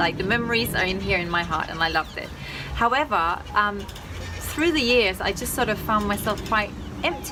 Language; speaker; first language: English; non-native, fluent; Danish